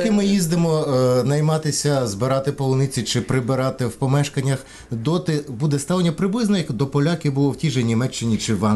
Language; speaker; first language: Ukrainian; native; Ukrainian